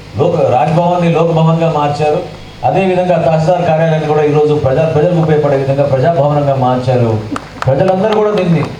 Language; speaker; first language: Telugu; native; Telugu